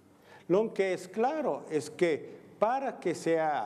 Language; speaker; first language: Spanish; non-native, learner; Italian